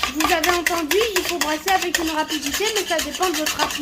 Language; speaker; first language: French; native; French